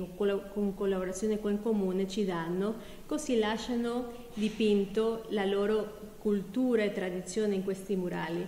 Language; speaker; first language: Italian; non-native, fluent; Spanish